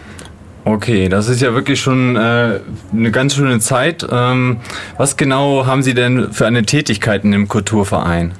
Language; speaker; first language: German; native; German